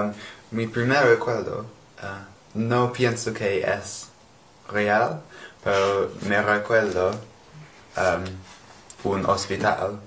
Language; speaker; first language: Spanish; non-native, learner; English